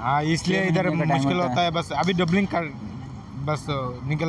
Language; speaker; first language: Hindi; non-native, learner; Bangla